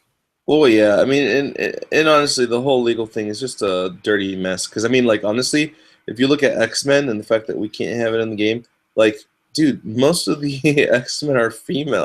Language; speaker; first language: English; native; English